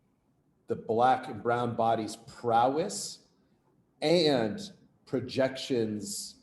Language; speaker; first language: English; native; English